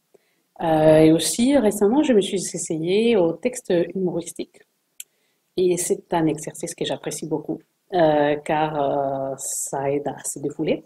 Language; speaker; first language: French; non-native, fluent; Spanish